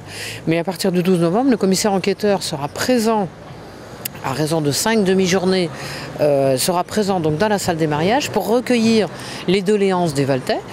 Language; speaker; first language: French; native; French